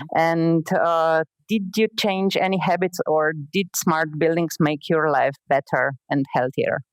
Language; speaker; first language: English; non-native, fluent; Slovenian